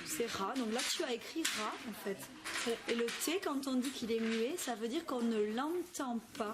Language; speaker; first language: French; native; French